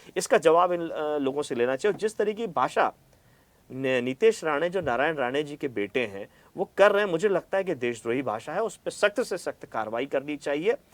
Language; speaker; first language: Hindi; native; Hindi